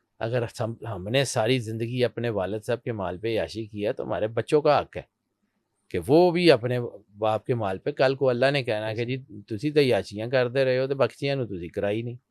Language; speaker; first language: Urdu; non-native, local second language; Punjabi